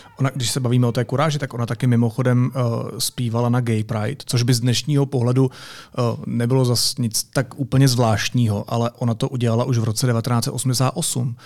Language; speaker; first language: Czech; native; Czech